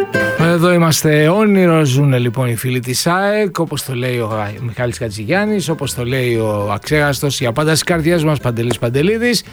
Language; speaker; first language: Greek; native; Greek